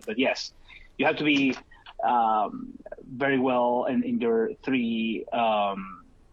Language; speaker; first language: English; non-native, fluent; Spanish